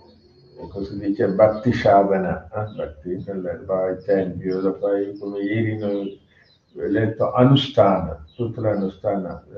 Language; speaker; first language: Italian; non-native, fluent; Tamil